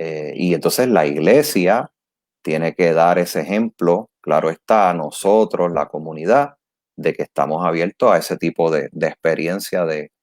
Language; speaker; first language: Spanish; native; Spanish